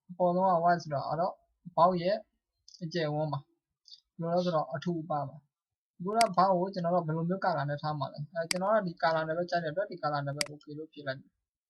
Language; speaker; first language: Burmese; non-native, local second language; Hakha Chin